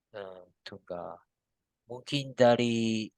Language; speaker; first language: Indonesian; non-native, learner; Japanese